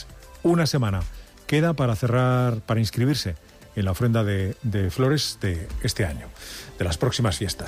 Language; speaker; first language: Spanish; native; Spanish